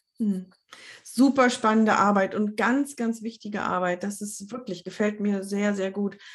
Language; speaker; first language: German; native; German